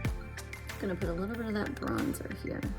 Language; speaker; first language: English; native; English